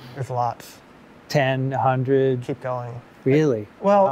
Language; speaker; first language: English; native; English